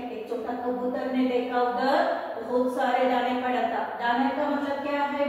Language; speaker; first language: Hindi; non-native, local second language; Kannada